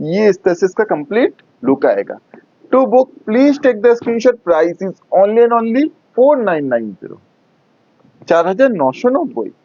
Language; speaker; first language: Hindi; non-native, local second language; Bangla